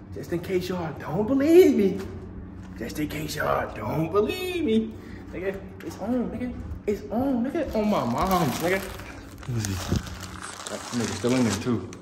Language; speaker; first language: English; native; English